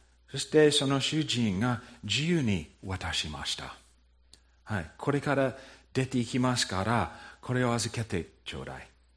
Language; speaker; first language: Japanese; non-native, fluent; English